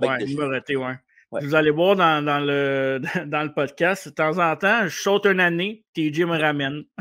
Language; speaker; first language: French; native; French